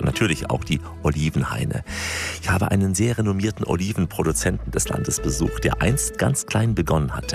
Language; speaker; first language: German; native; German